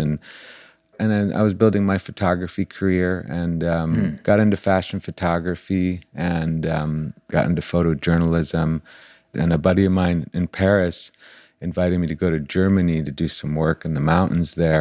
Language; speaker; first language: English; native; English